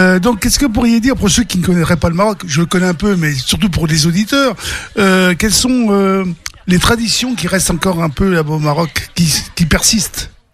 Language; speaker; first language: French; native; French